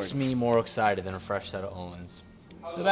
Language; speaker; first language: English; native; English